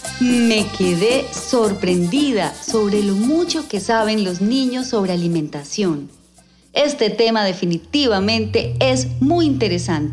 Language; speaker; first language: Spanish; native; Spanish